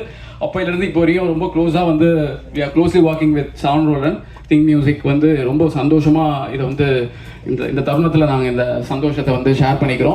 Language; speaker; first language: Tamil; native; Tamil